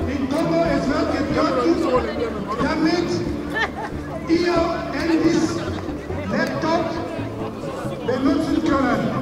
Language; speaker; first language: German; non-native, fluent; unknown